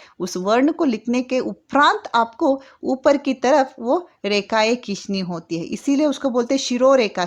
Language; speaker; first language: Hindi; non-native, local second language; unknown